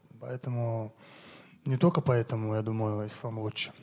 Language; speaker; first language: Russian; non-native, local second language; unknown